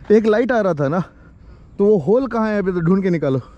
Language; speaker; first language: Hindi; non-native, local second language; Kannada